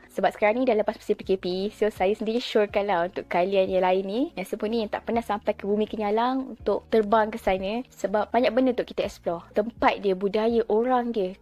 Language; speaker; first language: Malay; native; Malay